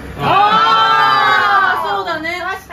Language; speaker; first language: Japanese; native; Japanese